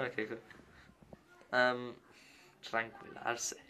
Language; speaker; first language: Spanish; non-native, learner; English